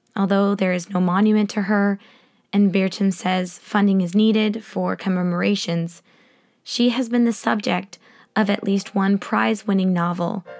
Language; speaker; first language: English; native; English